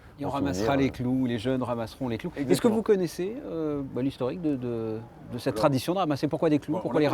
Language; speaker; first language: French; native; French